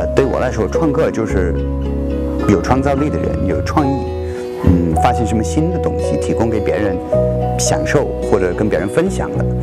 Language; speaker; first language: Chinese; non-native, fluent; English